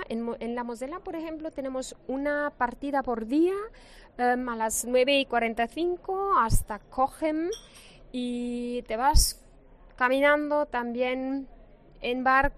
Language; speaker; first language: Spanish; non-native, fluent; German